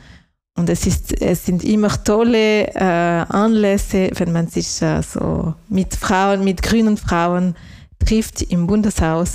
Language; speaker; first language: German; non-native, local second language; French